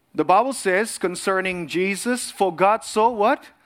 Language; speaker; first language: English; non-native, fluent; Indonesian